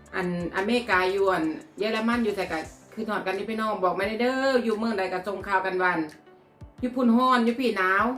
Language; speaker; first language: Thai; non-native, local second language; Northeastern Thai